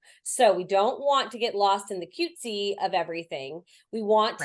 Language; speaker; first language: English; native; English